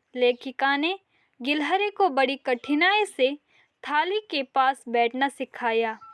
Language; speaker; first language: Hindi; non-native, local second language; Kannada